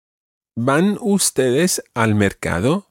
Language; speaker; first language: Spanish; non-native, fluent; English